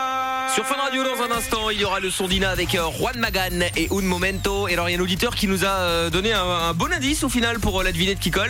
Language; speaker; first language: French; native; French